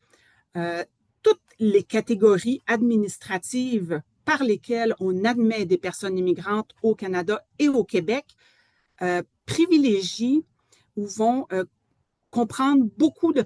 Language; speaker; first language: French; native; French